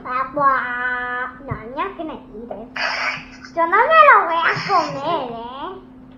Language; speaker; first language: Spanish; early bilingual, heritage; English